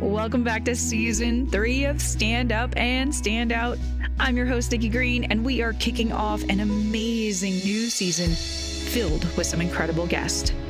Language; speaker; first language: English; native; English